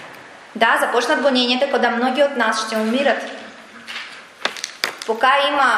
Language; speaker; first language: Bulgarian; non-native, learner; Russian